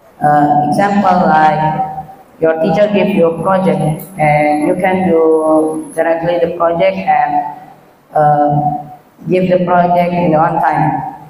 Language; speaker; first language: English; non-native, learner; Indonesian